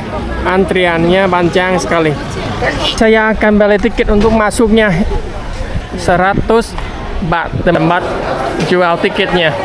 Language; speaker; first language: Indonesian; non-native, fluent; Vietnamese